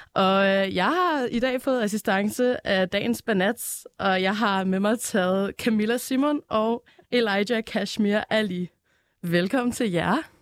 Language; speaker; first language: Danish; native; Danish